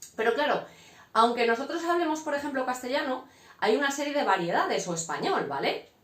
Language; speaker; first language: Spanish; native; Spanish